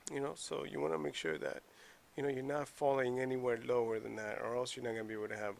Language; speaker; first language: English; native; English